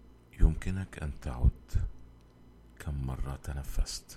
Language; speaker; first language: Arabic; native; Arabic